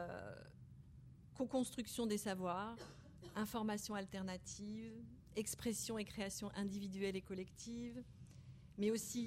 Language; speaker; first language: French; native; French